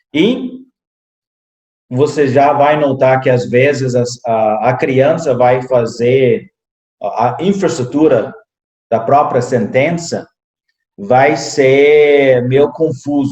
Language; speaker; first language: Portuguese; non-native, fluent; English